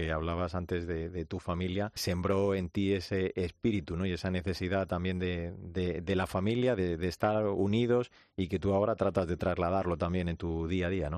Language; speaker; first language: Spanish; native; Spanish